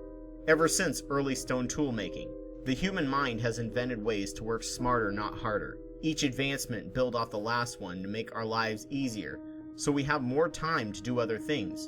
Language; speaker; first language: English; native; English